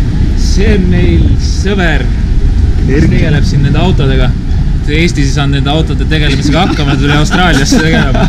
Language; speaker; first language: Estonian; native; Estonian